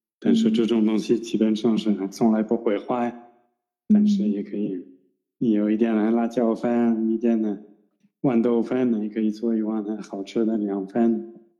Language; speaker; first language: Chinese; non-native, fluent; French